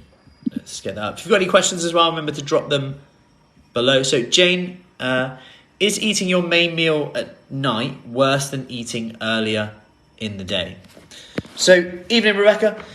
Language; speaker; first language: English; native; English